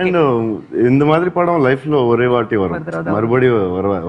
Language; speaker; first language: Tamil; non-native, learner; Telugu